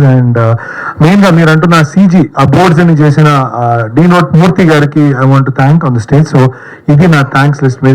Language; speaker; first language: Telugu; native; Telugu